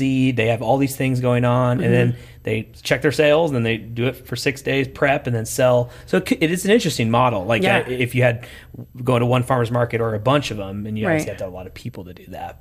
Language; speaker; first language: English; native; English